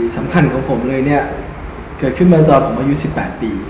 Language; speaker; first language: Thai; native; Thai